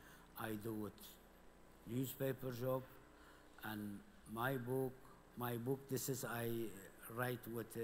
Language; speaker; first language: English; non-native, learner; Kurdish